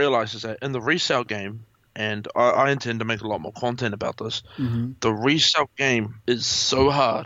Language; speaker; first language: English; native; English